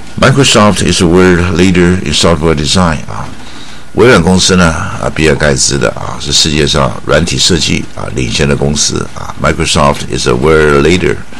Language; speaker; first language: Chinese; native; Chinese